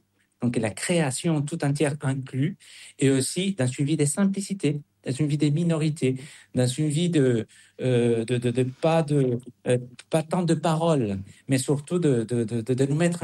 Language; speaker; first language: French; non-native, fluent; Spanish